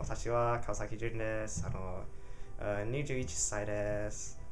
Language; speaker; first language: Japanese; non-native, learner; English